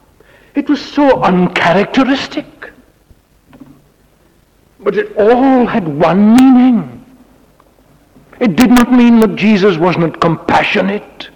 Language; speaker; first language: English; native; English